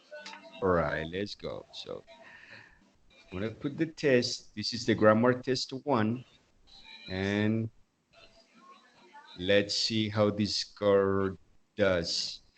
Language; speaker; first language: English; non-native, fluent; Spanish